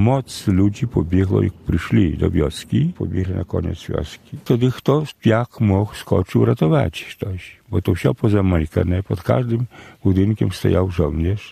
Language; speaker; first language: Polish; non-native, local second language; Belarusian